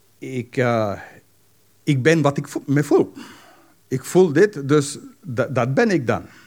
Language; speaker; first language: Dutch; non-native, fluent; English